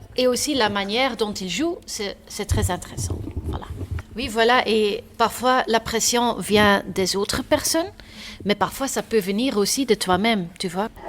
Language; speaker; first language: French; non-native, local second language; Dutch